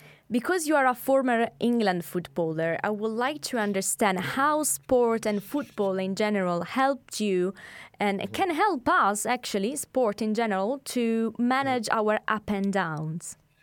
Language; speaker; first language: English; non-native, fluent; Italian